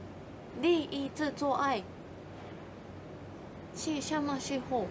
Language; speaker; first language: Chinese; non-native, learner; Japanese